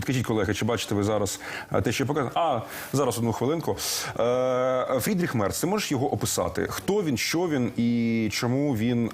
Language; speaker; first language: Ukrainian; native; Ukrainian